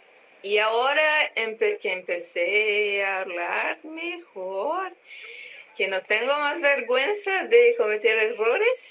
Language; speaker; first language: Spanish; non-native, learner; Portuguese